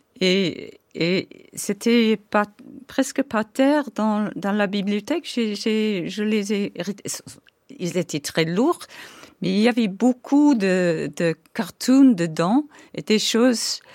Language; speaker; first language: French; non-native, fluent; English